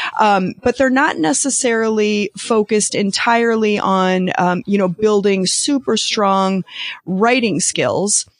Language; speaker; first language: English; native; English